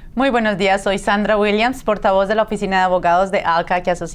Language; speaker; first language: Spanish; native; Spanish